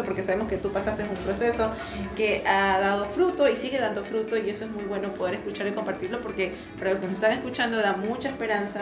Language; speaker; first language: Spanish; native; Spanish